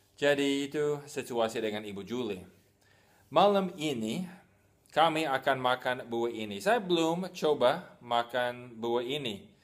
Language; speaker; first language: Indonesian; non-native, fluent; English